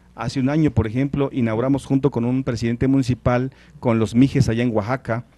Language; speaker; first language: Spanish; non-native, local second language; Tzeltal